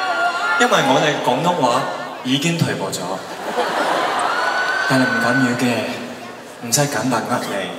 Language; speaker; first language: Cantonese; non-native, learner; Chinese